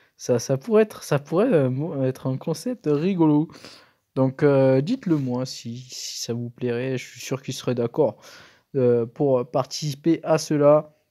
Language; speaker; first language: French; native; French